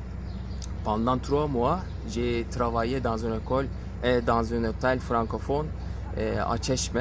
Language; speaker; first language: French; non-native, local second language; Turkish